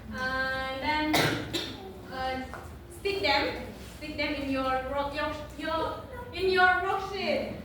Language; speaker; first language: English; non-native, learner; Indonesian